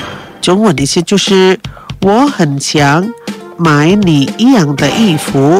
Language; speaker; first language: Chinese; non-native, fluent; Indonesian